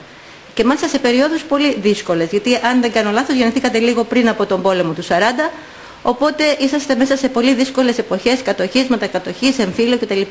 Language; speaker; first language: Greek; native; Greek